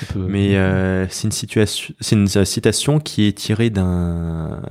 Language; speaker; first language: French; native; French